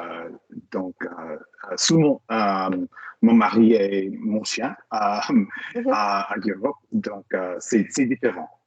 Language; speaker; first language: French; non-native, learner; English